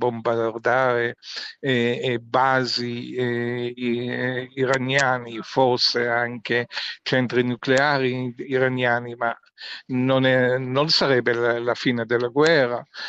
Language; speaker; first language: Italian; non-native, fluent; Hebrew